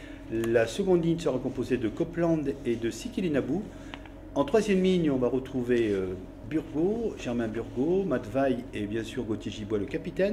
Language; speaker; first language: French; native; French